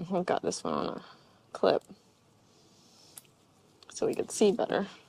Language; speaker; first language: English; native; English